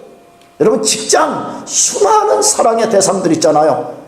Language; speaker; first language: Korean; native; Korean